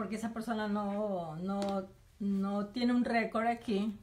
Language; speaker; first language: Spanish; native; Spanish